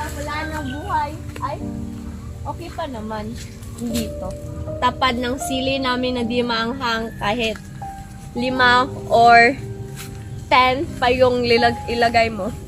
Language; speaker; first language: Filipino; non-native, local second language; Cebuano